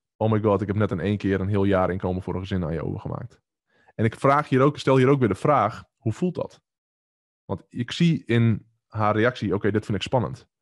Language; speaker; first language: Dutch; native; Dutch